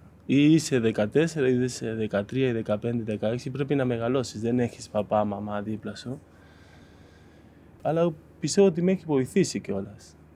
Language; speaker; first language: Greek; non-native, fluent; Spanish